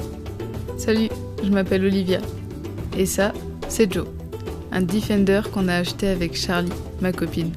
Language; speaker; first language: French; native; French